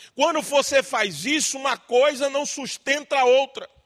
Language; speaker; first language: Portuguese; native; Portuguese